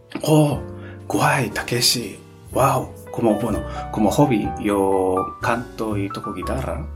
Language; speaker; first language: Spanish; non-native, fluent; Japanese